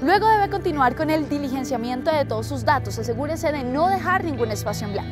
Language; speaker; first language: Spanish; native; Spanish